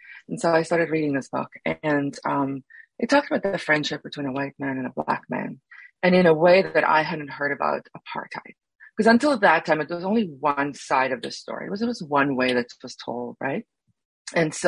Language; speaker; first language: English; non-native, local second language; Afrikaans